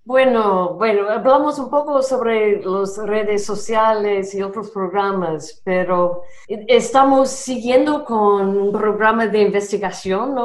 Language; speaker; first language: Spanish; non-native, fluent; English